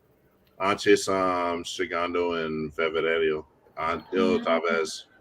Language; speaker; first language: Portuguese; non-native, learner; English